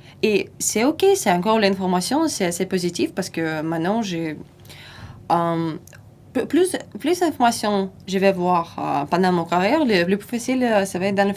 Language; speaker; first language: French; non-native, fluent; Russian